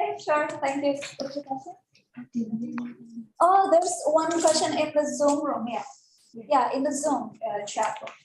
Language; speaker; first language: English; non-native, fluent; Indonesian